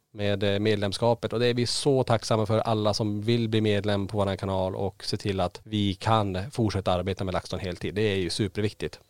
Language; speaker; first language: Swedish; native; Swedish